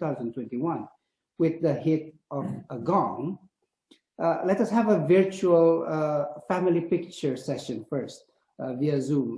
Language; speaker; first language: English; non-native, fluent; Indonesian